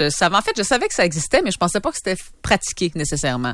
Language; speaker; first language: French; native; French